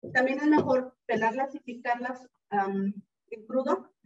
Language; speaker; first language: English; early bilingual, heritage; Spanish